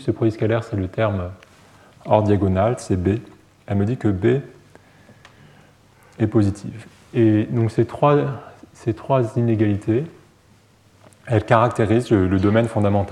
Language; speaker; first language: French; native; French